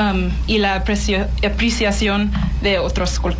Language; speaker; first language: Spanish; non-native, learner; English